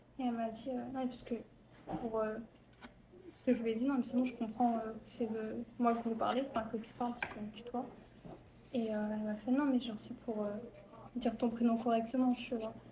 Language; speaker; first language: French; native; French